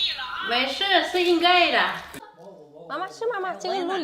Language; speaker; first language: Chinese; non-native, learner; Indonesian